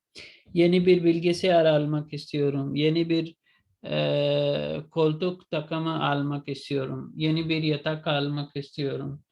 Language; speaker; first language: Turkish; non-native, fluent; Urdu